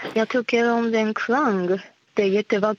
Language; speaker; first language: Swedish; non-native, learner; Japanese